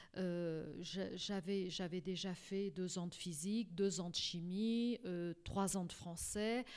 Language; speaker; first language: French; early bilingual, other home language; Portuguese